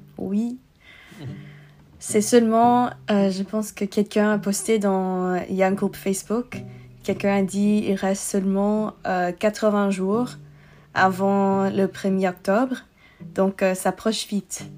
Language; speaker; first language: French; non-native, learner; English